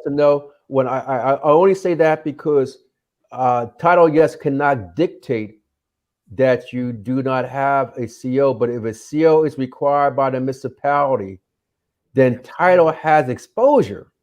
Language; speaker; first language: English; native; English